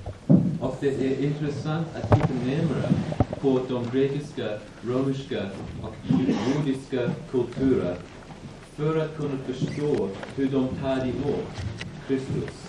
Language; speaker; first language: Swedish; non-native, fluent; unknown